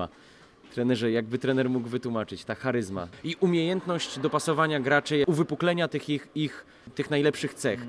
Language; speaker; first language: Polish; native; Polish